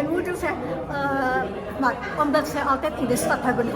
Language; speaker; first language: Dutch; early bilingual, heritage; Indonesian